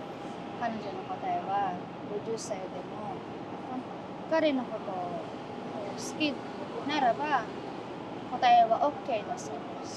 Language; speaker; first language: Japanese; non-native, fluent; Filipino